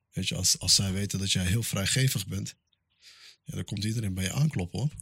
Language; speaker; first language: Dutch; early bilingual, other home language; Arabic